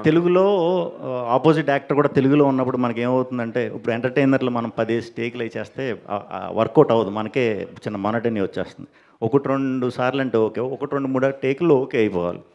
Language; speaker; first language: Telugu; native; Telugu